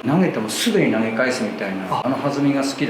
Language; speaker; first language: Japanese; native; Japanese